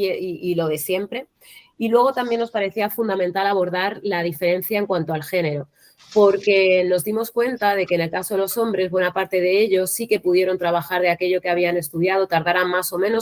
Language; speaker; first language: Spanish; native; Spanish